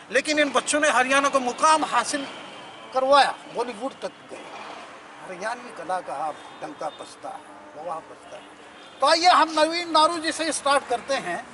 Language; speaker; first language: Hindi; native; Hindi